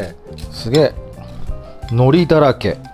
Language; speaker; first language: Japanese; native; Japanese